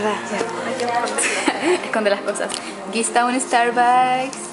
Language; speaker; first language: Spanish; native; Spanish